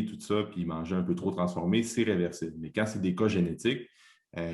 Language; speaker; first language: French; native; French